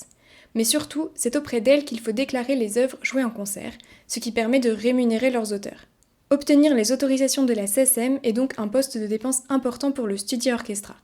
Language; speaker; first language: French; native; French